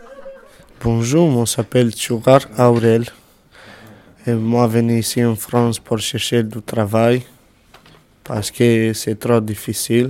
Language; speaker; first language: French; non-native, learner; Romanian